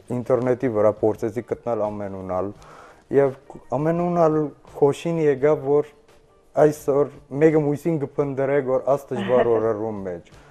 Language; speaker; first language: Armenian; early bilingual, heritage; Armenian